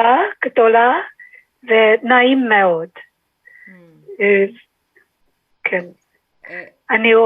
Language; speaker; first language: Hebrew; non-native, learner; German